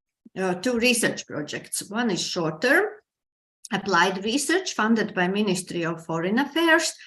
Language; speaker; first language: English; non-native, fluent; Latvian